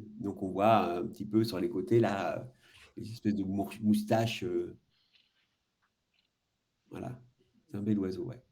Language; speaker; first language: French; native; French